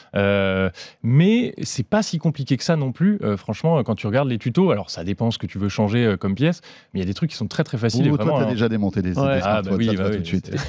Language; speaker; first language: French; native; French